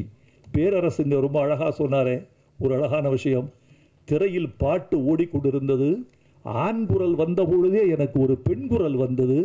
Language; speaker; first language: Tamil; native; Tamil